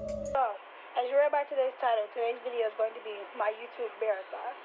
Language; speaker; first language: English; native; English